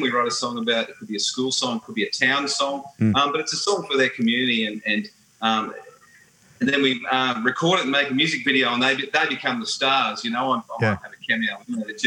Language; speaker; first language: English; native; English